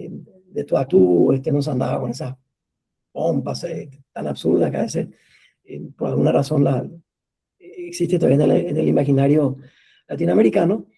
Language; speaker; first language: Spanish; native; Spanish